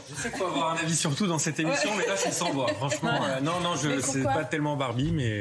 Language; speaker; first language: French; non-native, fluent; Spanish